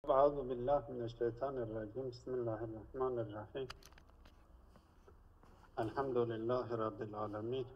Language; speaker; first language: Turkish; native; Turkish